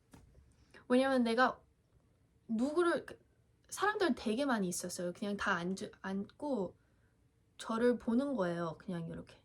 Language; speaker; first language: Korean; early bilingual, heritage; English